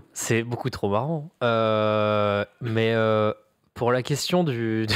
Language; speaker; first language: French; native; French